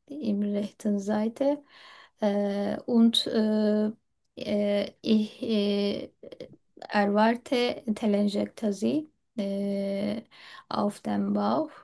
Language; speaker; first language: German; non-native, learner; Turkish